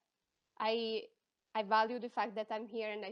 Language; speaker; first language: English; non-native, fluent; Italian